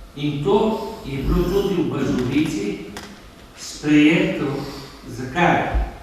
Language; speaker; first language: Slovenian; native; Slovenian